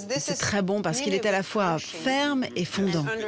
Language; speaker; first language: French; native; French